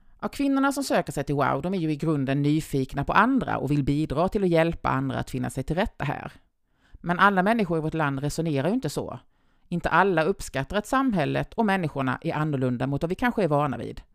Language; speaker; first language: Swedish; native; Swedish